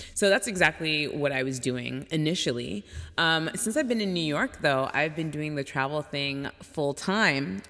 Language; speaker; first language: English; native; English